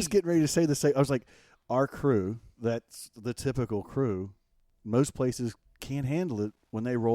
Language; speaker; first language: English; native; English